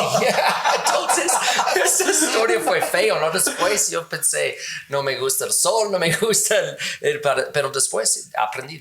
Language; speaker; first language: Spanish; non-native, learner; English